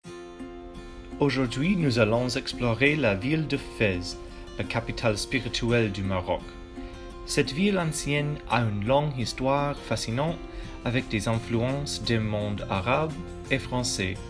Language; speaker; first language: French; non-native, learner; English